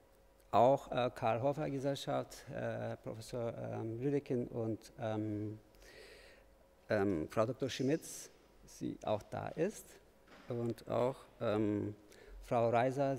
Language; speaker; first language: German; non-native, fluent; Turkish